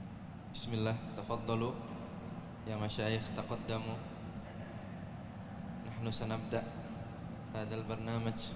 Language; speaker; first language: Arabic; non-native, fluent; Indonesian